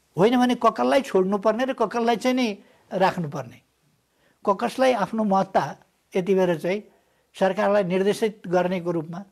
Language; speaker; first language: Nepali; native; Nepali